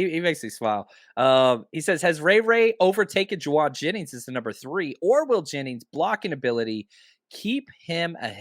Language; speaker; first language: English; native; English